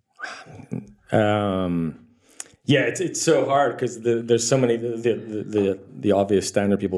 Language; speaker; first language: English; native; English